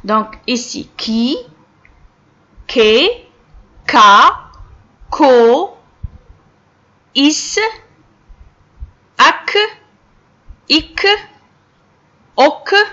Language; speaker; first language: French; non-native, local second language; Arabic